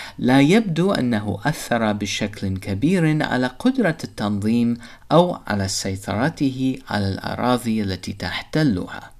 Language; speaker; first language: Arabic; non-native, fluent; English